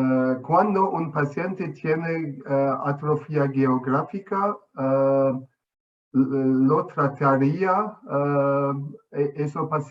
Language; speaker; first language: Spanish; non-native, fluent; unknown